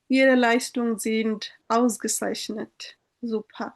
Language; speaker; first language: German; non-native, fluent; Bangla